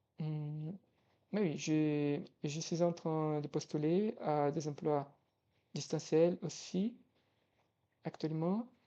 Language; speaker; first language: French; non-native, fluent; Portuguese